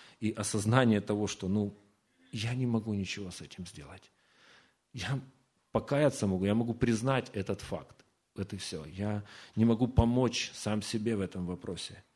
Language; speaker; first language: Russian; native; Russian